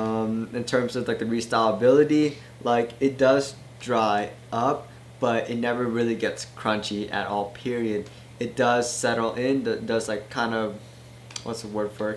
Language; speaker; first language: English; native; English